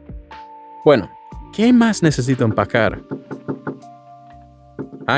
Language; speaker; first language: Spanish; non-native, learner; English